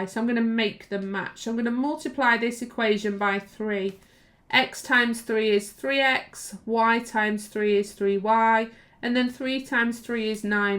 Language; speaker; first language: English; native; English